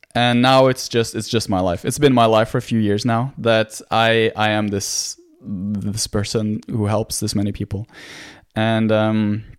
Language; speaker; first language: English; non-native, fluent; Norwegian